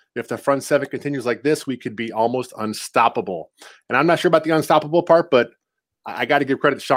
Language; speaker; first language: English; native; English